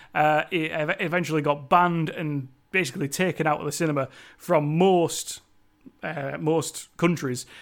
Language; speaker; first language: English; native; English